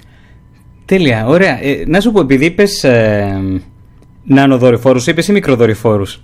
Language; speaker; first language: Greek; native; Greek